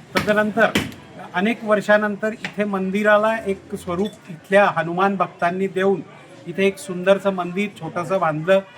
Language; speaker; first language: Marathi; native; Marathi